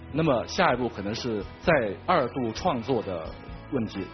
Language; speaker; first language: Chinese; native; Chinese